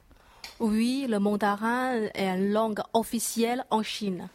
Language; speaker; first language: French; non-native, learner; Chinese